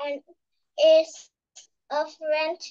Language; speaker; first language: English; non-native, learner; Vietnamese